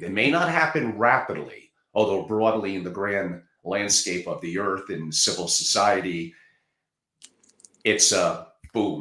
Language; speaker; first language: English; native; English